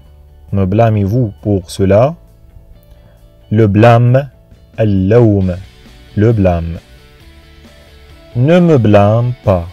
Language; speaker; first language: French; non-native, fluent; Arabic